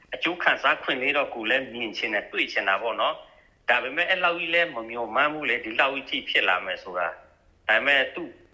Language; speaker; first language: Burmese; non-native, local second language; Shan